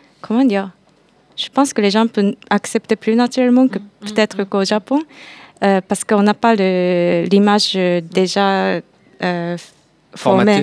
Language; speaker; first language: French; non-native, fluent; Japanese